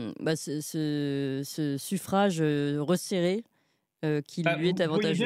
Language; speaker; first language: French; native; French